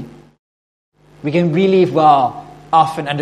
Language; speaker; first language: English; non-native, fluent; Norwegian